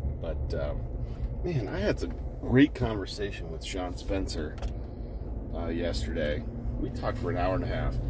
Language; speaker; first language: English; native; English